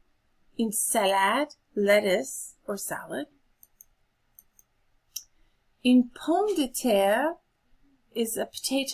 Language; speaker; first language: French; non-native, fluent; English